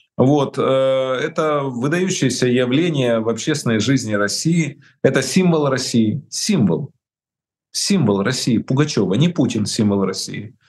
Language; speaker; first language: Russian; native; Russian